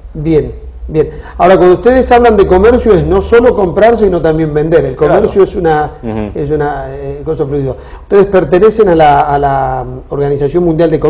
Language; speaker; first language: Spanish; native; Spanish